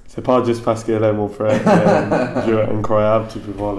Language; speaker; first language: French; non-native, learner; English